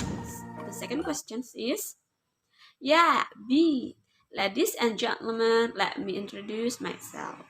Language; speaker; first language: English; non-native, learner; Indonesian